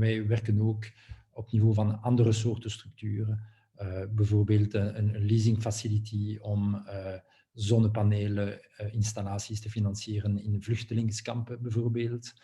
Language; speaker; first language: Dutch; non-native, local second language; French